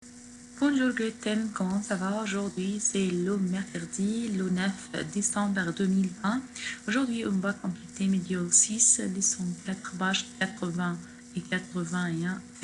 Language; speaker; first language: French; non-native, fluent; Arabic